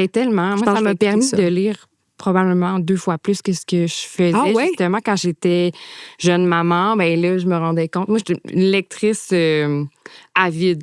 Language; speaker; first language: French; native; French